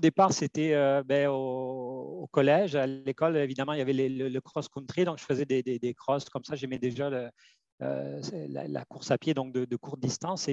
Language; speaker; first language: French; native; French